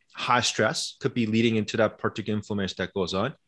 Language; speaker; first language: English; early bilingual, other home language; Korean